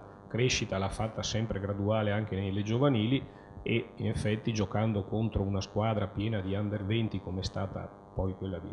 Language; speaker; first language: Italian; native; Italian